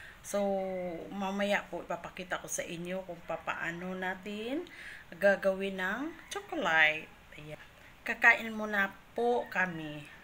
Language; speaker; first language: Filipino; non-native, local second language; Cebuano